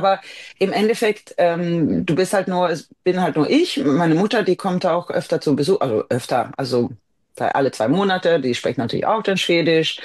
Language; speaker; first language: German; non-native, fluent; Swedish